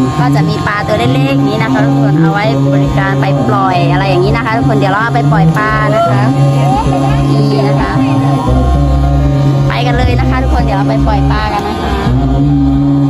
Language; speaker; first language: Thai; non-native, local second language; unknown